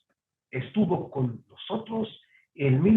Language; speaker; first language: Spanish; non-native, fluent; Hebrew